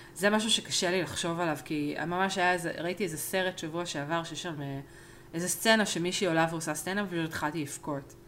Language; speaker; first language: Hebrew; early bilingual, other home language; Spanish